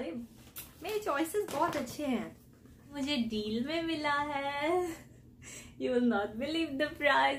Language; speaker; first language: Hindi; native; Hindi